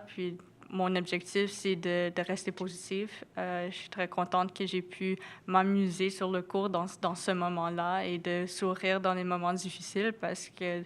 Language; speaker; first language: French; non-native, local second language; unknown